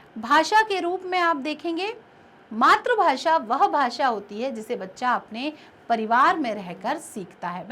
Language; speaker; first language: Hindi; native; Hindi